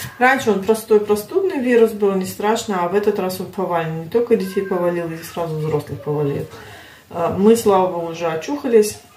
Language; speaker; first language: Russian; early bilingual, heritage; Russian